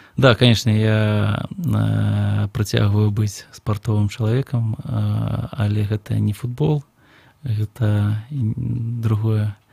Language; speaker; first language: Belarusian; non-native, local second language; Russian